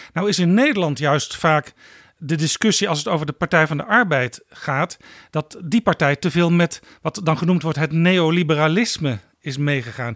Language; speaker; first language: Dutch; native; Dutch